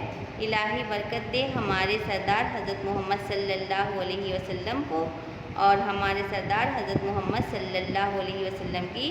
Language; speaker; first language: Urdu; native; Urdu